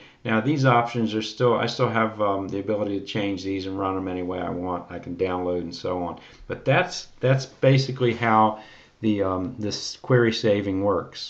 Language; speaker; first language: English; native; English